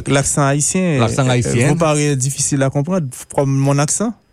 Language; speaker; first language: French; non-native, local second language; Haitian Creole